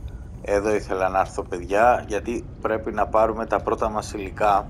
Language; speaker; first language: Greek; native; Greek